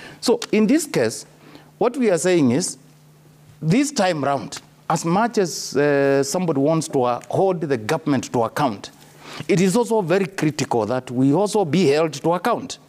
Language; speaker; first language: English; non-native, local second language; Kamba